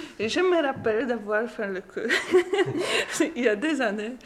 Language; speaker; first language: French; non-native, learner; Polish